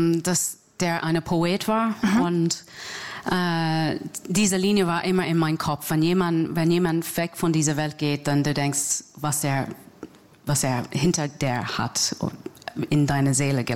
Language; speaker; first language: German; non-native, fluent; English